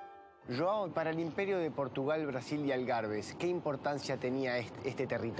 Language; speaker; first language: Spanish; native; Spanish